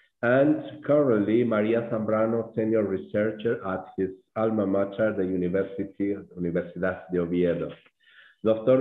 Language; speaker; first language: English; non-native, fluent; Spanish